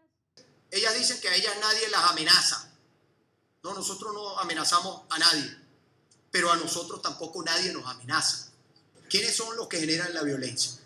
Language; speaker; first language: Spanish; native; Spanish